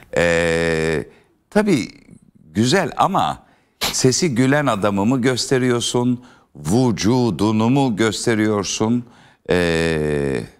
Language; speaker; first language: Turkish; native; Turkish